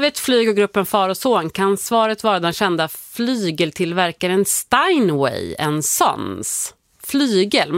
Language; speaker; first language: Swedish; native; Swedish